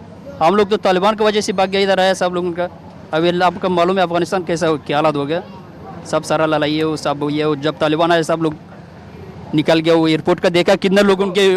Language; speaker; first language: Hindi; non-native, learner; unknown